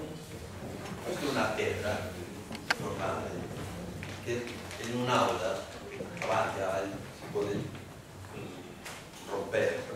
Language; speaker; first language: Italian; non-native, learner; Spanish